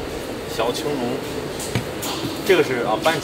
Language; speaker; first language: Chinese; native; Chinese